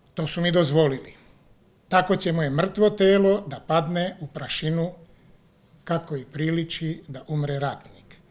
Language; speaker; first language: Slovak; early bilingual, heritage; Slovak